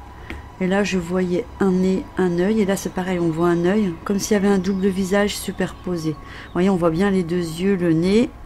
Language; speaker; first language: French; native; French